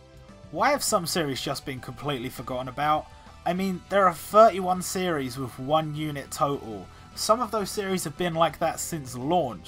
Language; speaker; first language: English; native; English